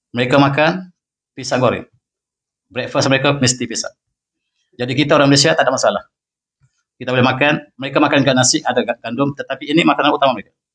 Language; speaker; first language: Malay; native; Malay